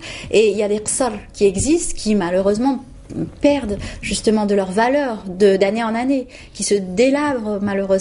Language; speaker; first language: French; native; French